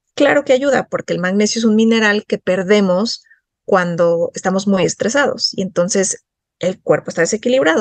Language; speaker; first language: Spanish; native; Spanish